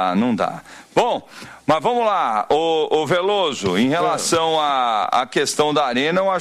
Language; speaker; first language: Portuguese; native; Portuguese